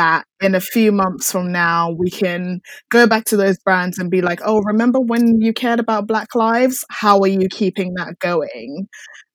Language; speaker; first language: English; non-native, local second language; Akan